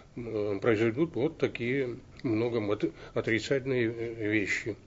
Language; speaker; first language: Russian; native; Russian